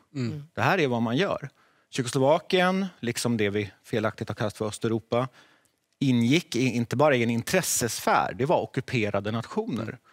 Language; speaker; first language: Swedish; early bilingual, other home language; Czech